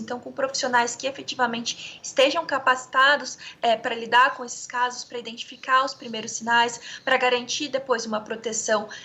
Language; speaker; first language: Portuguese; native; Portuguese